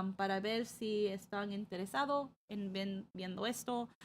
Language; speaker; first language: Spanish; early bilingual, heritage; Spanish